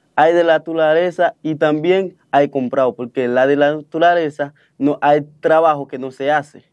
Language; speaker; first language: Spanish; non-native, fluent; Haitian Creole